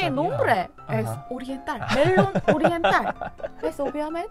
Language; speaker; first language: Spanish; non-native, learner; Korean